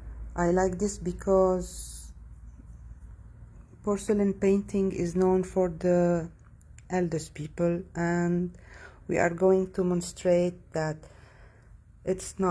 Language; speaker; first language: English; non-native, fluent; Arabic